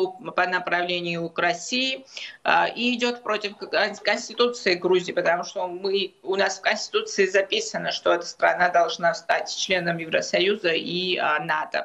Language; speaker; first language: Russian; non-native, local second language; Georgian